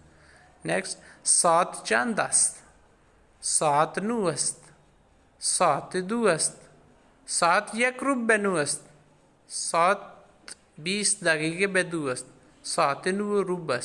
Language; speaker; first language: Persian; non-native, fluent; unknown